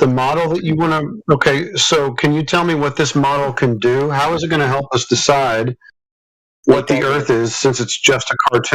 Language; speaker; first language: English; native; English